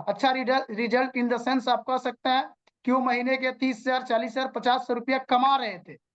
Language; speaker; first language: Hindi; non-native, local second language; Bhojpuri